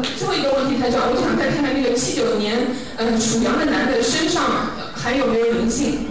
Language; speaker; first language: Chinese; native; Chinese